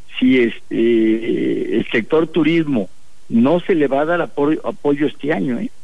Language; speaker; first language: Spanish; native; Spanish